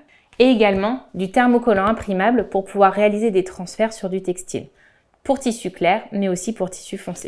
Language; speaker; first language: French; native; French